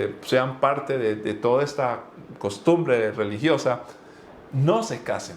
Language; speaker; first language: Spanish; native; Spanish